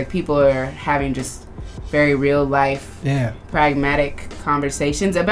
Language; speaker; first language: English; native; English